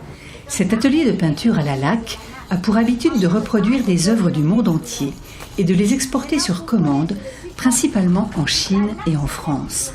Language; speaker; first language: French; native; French